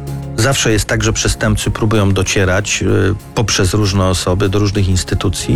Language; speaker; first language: Polish; native; Polish